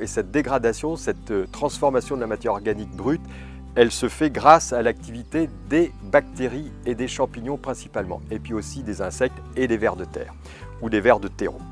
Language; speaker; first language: French; native; French